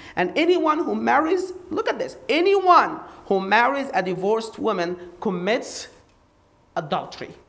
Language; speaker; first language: English; non-native, fluent; Arabic